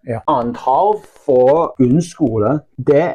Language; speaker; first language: Norwegian; non-native, learner; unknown